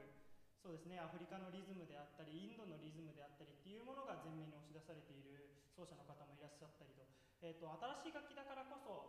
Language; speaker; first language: Japanese; native; Japanese